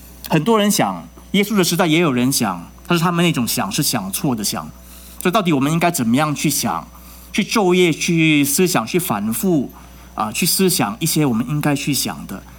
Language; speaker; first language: Chinese; non-native, local second language; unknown